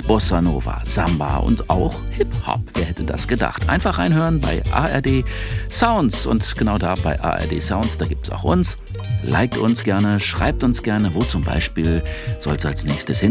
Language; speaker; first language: German; native; German